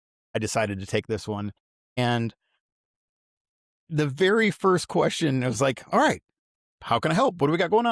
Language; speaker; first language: English; native; English